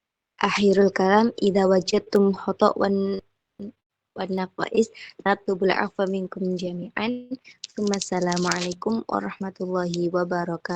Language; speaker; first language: Arabic; non-native, learner; Indonesian